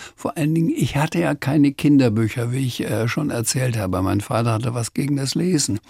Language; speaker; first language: German; native; German